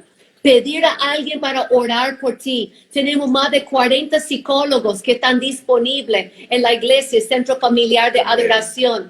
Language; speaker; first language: Spanish; non-native, fluent; English